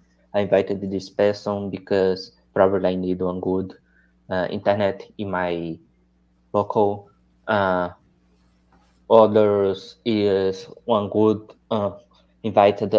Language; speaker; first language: English; non-native, learner; Portuguese